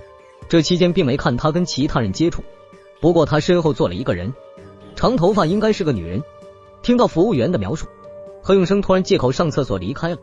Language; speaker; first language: Chinese; native; Chinese